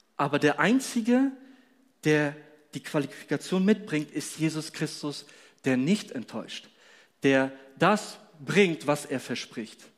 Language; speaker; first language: German; non-native, fluent; Polish